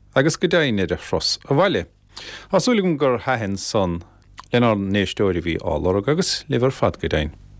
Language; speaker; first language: Irish; native; Irish